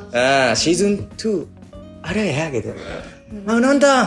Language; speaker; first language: Indonesian; non-native, learner; Japanese